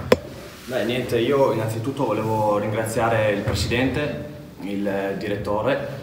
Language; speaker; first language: Italian; native; Italian